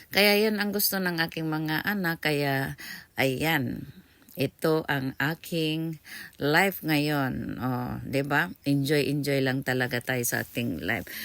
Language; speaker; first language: Filipino; native; Filipino